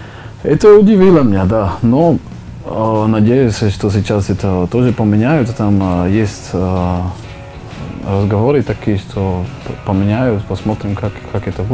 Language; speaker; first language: Russian; non-native, learner; Slovak